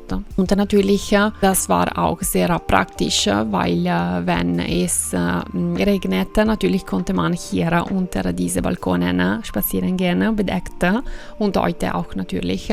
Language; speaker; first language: German; non-native, fluent; Italian